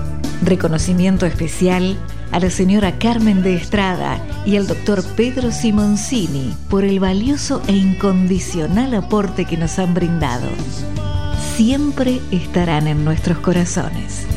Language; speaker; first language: Spanish; native; Spanish